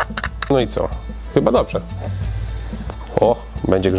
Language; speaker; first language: Polish; native; Polish